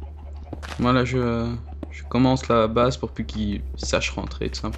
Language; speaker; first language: French; native; French